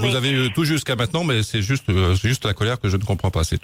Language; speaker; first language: French; native; French